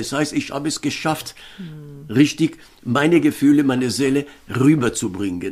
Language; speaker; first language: German; non-native, fluent; Hebrew